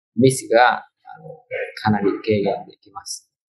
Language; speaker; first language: Japanese; non-native, fluent; Vietnamese